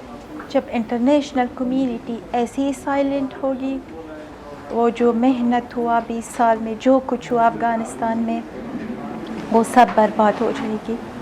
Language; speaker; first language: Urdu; non-native, fluent; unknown